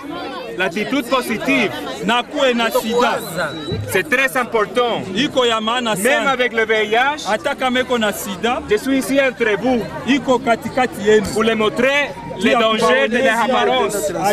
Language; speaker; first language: French; non-native, fluent; Spanish